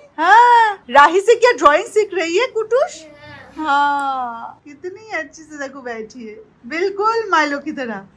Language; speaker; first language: Hindi; non-native, local second language; Bangla